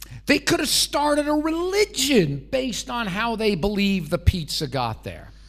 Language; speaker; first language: English; native; English